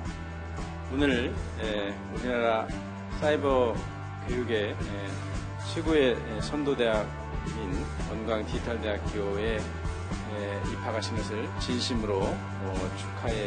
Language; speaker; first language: Korean; native; Korean